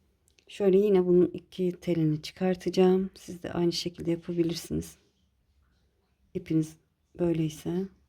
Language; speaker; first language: Turkish; native; Turkish